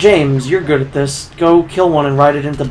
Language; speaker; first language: English; native; English